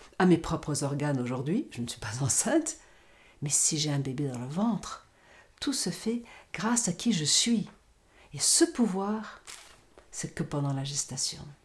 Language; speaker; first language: French; non-native, fluent; Portuguese